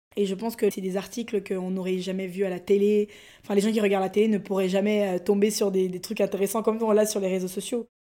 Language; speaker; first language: French; non-native, local second language; Lingala